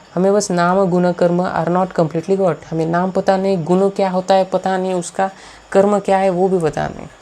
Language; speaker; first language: Hindi; non-native, local second language; Marathi